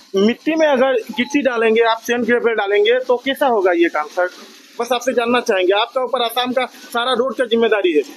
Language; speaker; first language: Hindi; non-native, local second language; Assamese